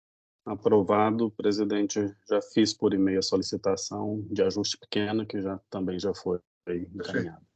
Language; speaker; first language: Portuguese; native; Portuguese